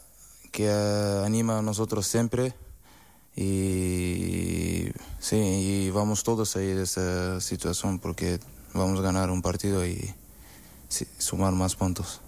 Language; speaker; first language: Spanish; non-native, learner; Portuguese